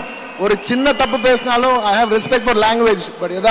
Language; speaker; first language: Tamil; non-native, learner; Telugu